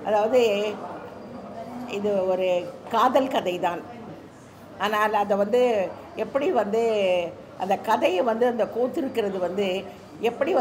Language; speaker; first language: Tamil; native; Tamil